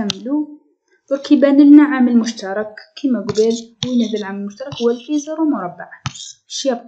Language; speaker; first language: Arabic; native; Arabic